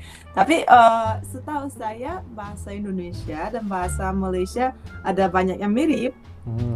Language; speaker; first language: Indonesian; non-native, fluent; Russian